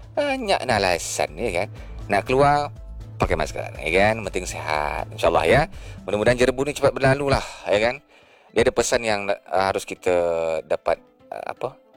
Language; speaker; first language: Indonesian; native; Indonesian